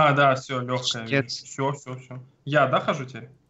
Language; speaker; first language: Russian; native; Russian